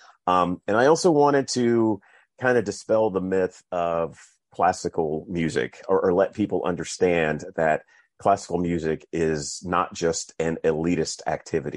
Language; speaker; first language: English; native; English